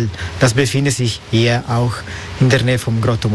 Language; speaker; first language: German; non-native, learner; Italian